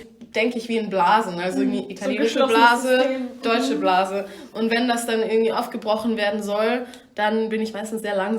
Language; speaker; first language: German; native; German